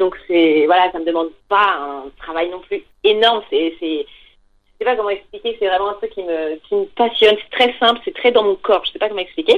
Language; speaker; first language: French; native; French